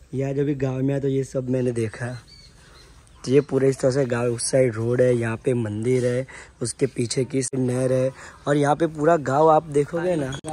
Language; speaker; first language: Hindi; non-native, local second language; Gujarati